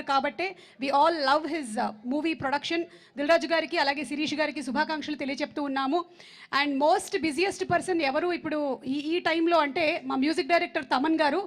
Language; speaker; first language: Telugu; native; Telugu